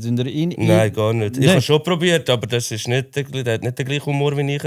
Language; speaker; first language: German; native; German